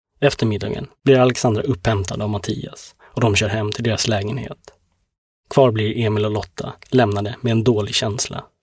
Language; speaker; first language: Swedish; native; Swedish